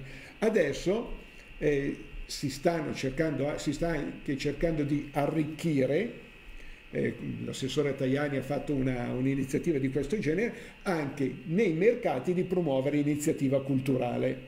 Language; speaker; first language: Italian; native; Italian